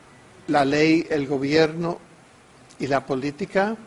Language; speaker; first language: Spanish; non-native, fluent; English